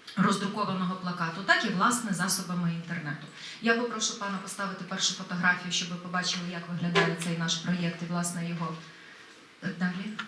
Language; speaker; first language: Ukrainian; native; Ukrainian